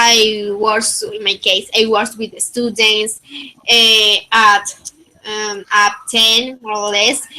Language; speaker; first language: English; non-native, fluent; Spanish